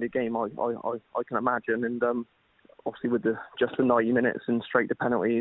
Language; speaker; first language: English; native; English